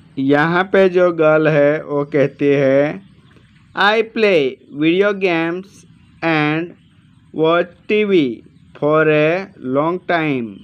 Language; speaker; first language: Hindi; non-native, local second language; Gujarati